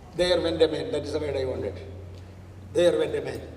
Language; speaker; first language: English; non-native, local second language; Malayalam